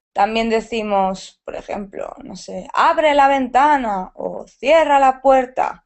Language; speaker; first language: Spanish; native; Spanish